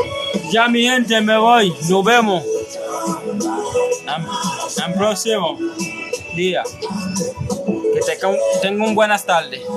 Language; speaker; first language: Spanish; non-native, learner; Haitian Creole